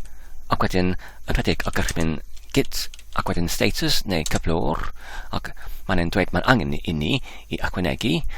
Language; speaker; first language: Welsh; non-native, learner; English